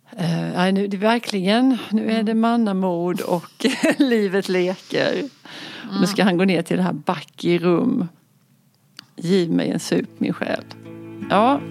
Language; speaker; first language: Swedish; native; Swedish